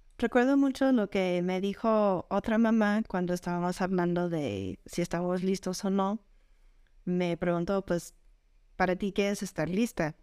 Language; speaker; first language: Spanish; non-native, fluent; English